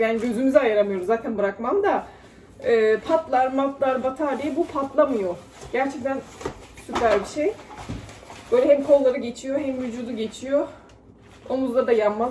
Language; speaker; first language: Turkish; early bilingual, other home language; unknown